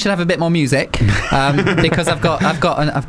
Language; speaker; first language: English; native; English